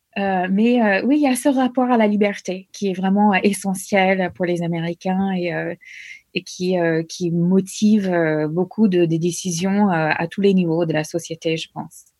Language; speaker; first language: French; non-native, fluent; English